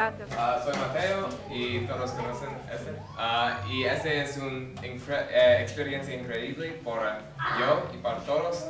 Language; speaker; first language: Spanish; non-native, learner; English